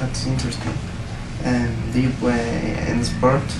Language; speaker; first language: English; non-native, learner; Spanish